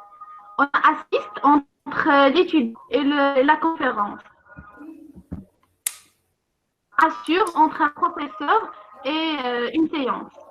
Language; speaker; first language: French; non-native, local second language; Arabic